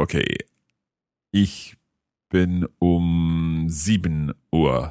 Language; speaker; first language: German; non-native, learner; English